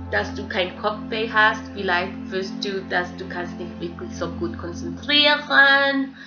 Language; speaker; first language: German; non-native, fluent; English